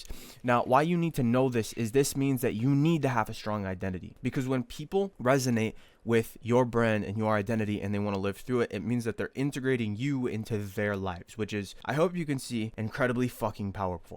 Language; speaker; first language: English; native; English